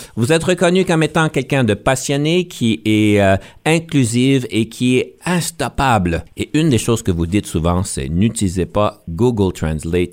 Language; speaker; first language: French; native; French